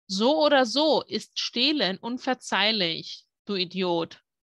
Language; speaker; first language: German; native; German